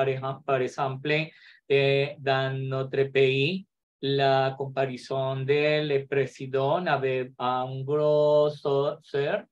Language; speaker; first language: French; non-native, learner; Spanish